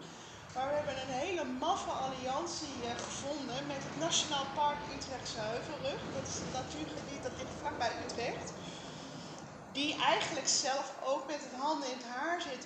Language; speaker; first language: Dutch; native; Dutch